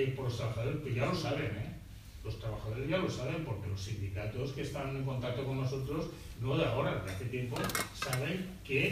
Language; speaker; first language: Spanish; native; Spanish